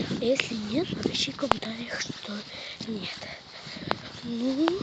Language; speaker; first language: Russian; non-native, local second language; Ukrainian